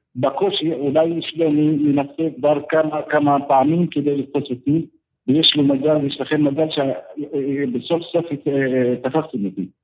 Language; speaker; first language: Hebrew; non-native, fluent; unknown